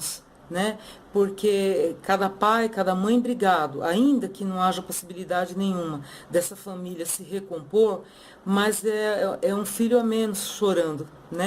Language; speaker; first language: Portuguese; native; Portuguese